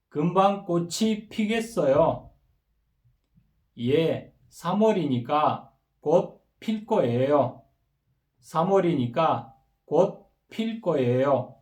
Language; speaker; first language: Korean; non-native, fluent; Kyrgyz